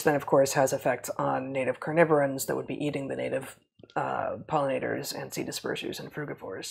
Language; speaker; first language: English; native; English